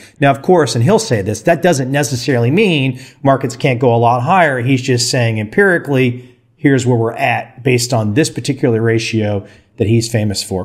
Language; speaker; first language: English; native; English